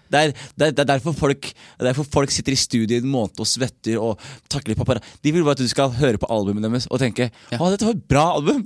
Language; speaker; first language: Norwegian; early bilingual, other home language; Somali